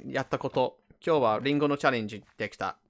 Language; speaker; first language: Japanese; non-native, fluent; English